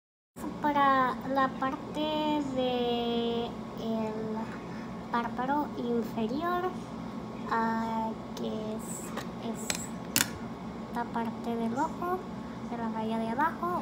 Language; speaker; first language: Spanish; early bilingual, heritage; Spanish